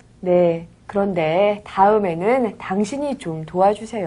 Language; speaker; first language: Korean; native; Korean